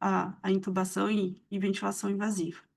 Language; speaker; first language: Portuguese; native; Portuguese